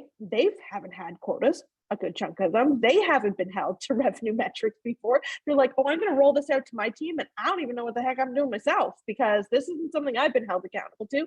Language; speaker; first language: English; native; English